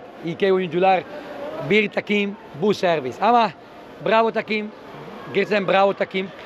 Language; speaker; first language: Turkish; non-native, learner; Italian